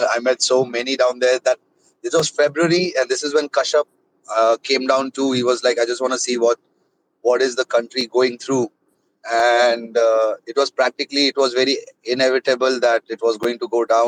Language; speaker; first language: English; non-native, local second language; Hindi